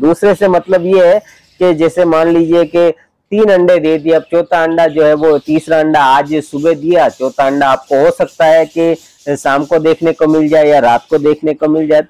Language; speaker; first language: Hindi; native; Hindi